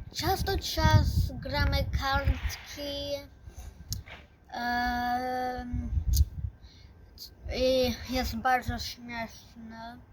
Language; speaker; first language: Polish; early bilingual, heritage; Polish